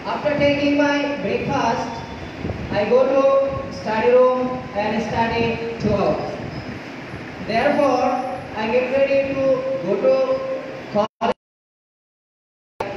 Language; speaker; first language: English; non-native, learner; Bangla